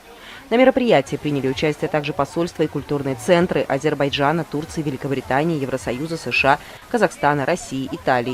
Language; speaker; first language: Russian; native; Russian